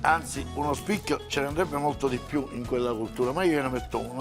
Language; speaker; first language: Italian; native; Italian